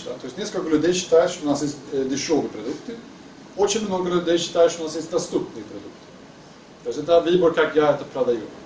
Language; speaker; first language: Russian; non-native, learner; Swedish